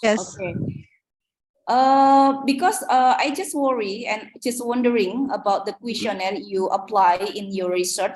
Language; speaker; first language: English; non-native, fluent; Indonesian